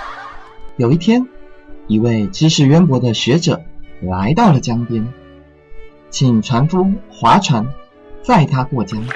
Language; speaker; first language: Chinese; native; Chinese